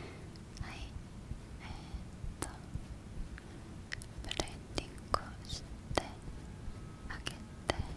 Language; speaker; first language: Japanese; non-native, learner; Korean